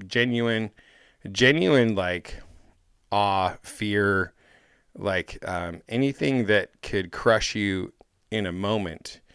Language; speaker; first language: English; native; English